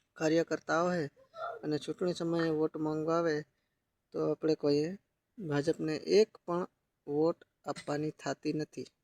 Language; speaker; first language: Gujarati; non-native, local second language; Bhili